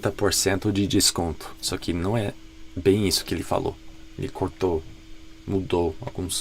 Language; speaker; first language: Portuguese; non-native, fluent; English